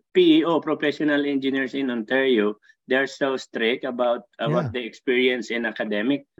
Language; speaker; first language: English; non-native, local second language; Filipino